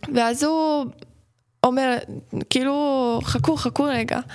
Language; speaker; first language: Hebrew; non-native, fluent; Ukrainian